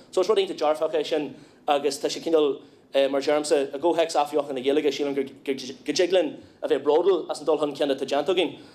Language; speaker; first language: Irish; non-native, local second language; English